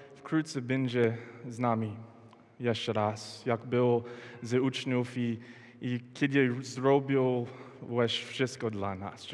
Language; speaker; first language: Polish; non-native, learner; English